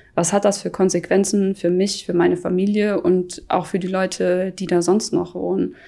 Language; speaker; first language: German; native; German